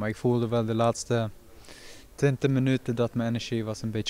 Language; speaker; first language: Dutch; non-native, fluent; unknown